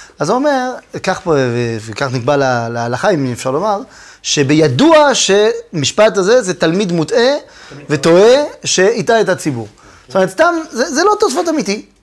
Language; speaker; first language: Hebrew; non-native, fluent; French